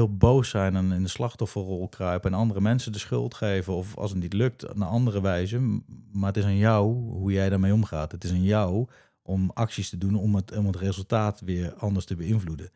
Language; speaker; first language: Dutch; native; Dutch